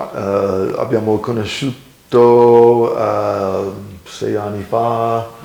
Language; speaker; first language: Italian; non-native, learner; English